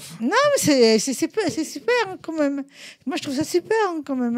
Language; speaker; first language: French; native; French